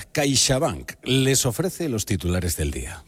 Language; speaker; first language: Spanish; native; Spanish